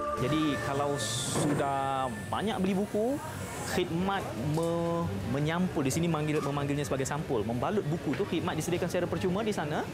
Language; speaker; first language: Malay; native; Malay